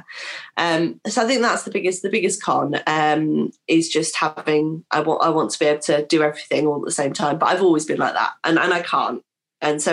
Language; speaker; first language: English; native; English